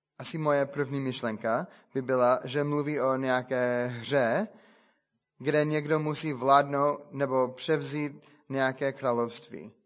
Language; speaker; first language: Czech; non-native, fluent; English